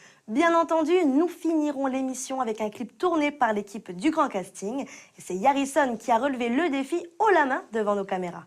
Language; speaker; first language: French; native; French